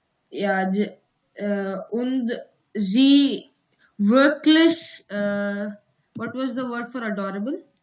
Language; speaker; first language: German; non-native, learner; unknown